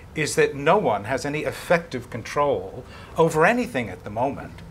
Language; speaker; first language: English; native; English